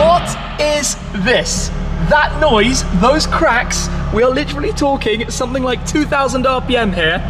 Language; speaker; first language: English; native; English